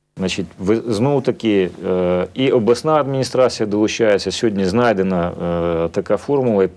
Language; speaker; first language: Ukrainian; native; Ukrainian